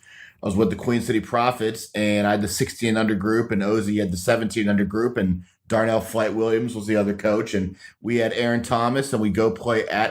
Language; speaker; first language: English; native; English